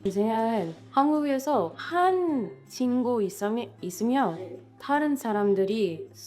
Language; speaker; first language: Korean; non-native, learner; English